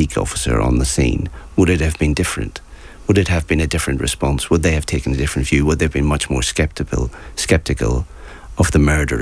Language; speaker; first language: English; native; English